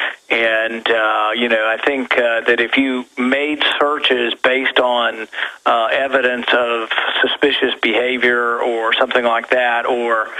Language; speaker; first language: English; native; English